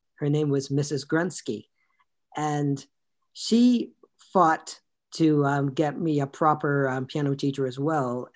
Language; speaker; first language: English; native; English